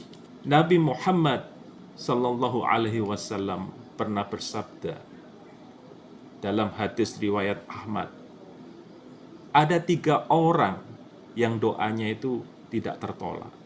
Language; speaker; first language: Indonesian; native; Indonesian